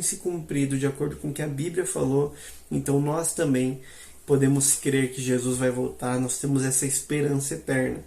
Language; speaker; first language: Portuguese; native; Portuguese